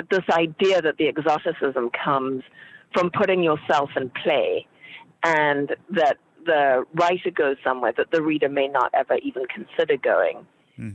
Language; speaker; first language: English; native; English